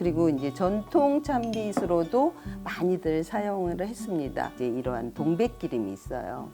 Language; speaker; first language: Korean; native; Korean